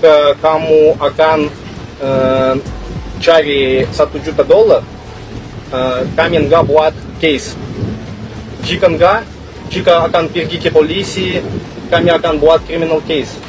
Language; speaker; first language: Indonesian; non-native, learner; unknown